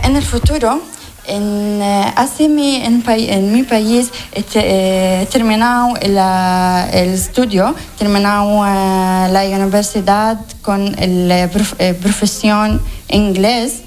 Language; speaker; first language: Spanish; non-native, learner; Arabic